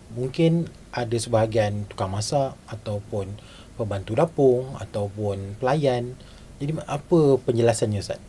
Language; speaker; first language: Malay; native; Malay